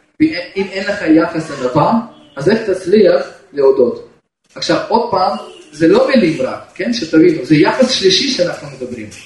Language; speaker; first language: Hebrew; non-native, fluent; Russian